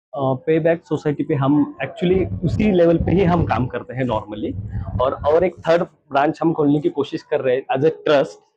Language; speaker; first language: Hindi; non-native, local second language; Marathi